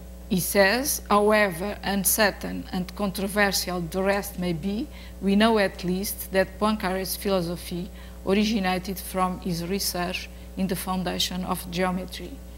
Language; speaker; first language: English; non-native, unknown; Portuguese